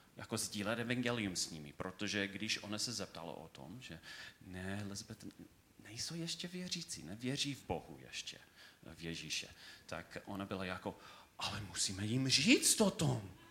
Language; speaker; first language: Czech; non-native, learner; English